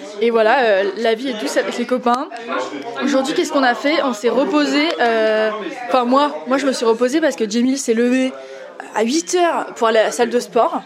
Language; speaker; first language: French; native; French